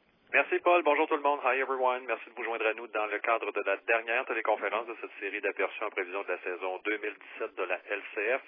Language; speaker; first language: French; native; French